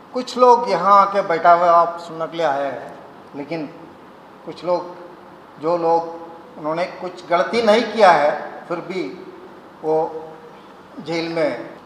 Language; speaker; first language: Hindi; non-native, local second language; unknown